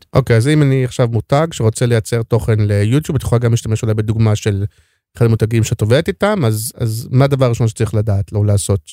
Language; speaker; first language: Hebrew; native; Hebrew